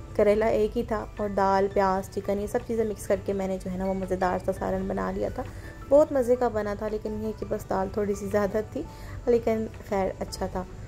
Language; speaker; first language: Urdu; native; Urdu